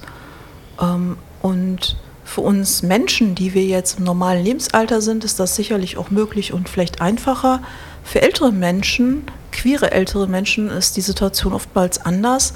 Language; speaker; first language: German; native; German